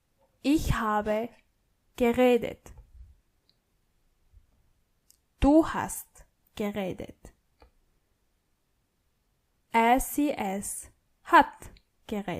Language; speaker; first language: German; non-native, fluent; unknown